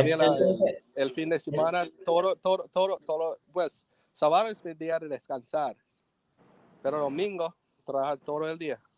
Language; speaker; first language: Spanish; non-native, learner; Jamaican Creole English